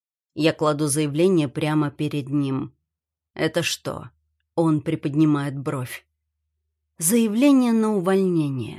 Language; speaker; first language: Russian; native; Russian